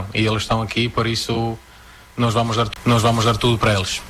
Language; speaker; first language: Portuguese; non-native, fluent; Croatian